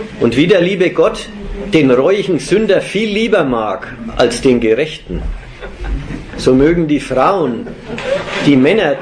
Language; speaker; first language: German; native; German